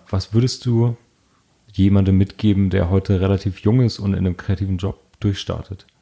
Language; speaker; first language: German; native; German